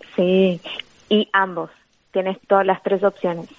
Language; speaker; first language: Spanish; native; Spanish